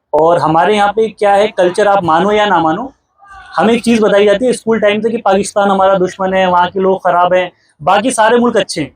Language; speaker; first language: Hindi; native; Hindi